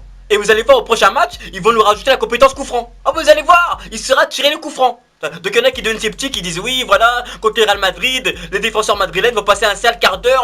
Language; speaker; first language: French; native; French